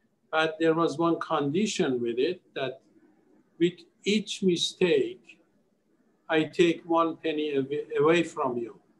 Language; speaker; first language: English; non-native, fluent; Persian